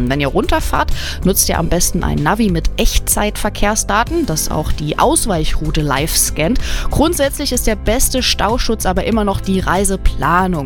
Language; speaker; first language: German; native; German